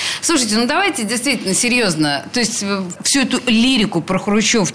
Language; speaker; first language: Russian; native; Russian